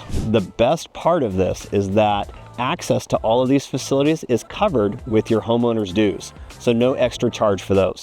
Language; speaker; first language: English; native; English